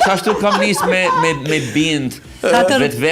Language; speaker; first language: Albanian; non-native, fluent; English